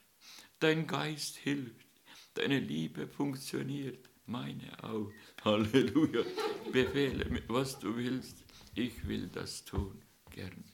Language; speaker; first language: German; non-native, learner; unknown